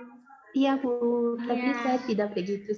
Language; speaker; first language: Indonesian; non-native, fluent; Malagasy